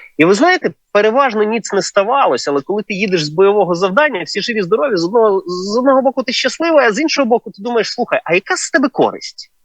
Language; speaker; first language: Ukrainian; native; Ukrainian